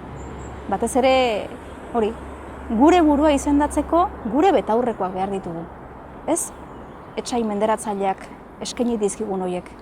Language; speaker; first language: Basque; native; Basque